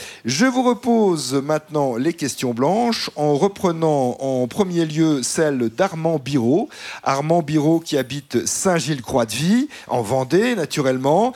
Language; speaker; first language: French; native; French